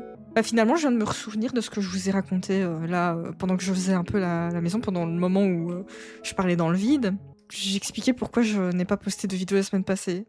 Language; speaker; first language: French; native; French